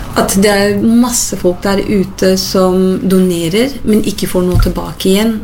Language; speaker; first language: Norwegian; non-native, fluent; English